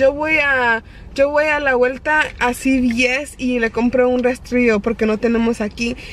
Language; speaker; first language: Spanish; early bilingual, heritage; Spanish